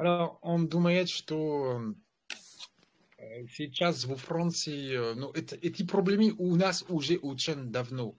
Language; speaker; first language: Russian; non-native, fluent; French